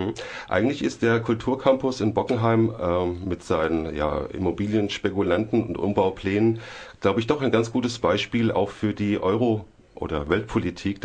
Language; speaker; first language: German; native; German